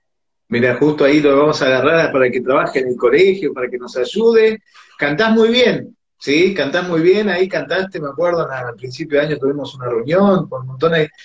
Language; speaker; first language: Spanish; native; Spanish